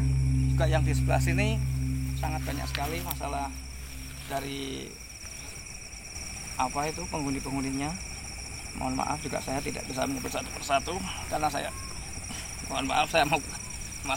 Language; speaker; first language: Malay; non-native, local second language; Javanese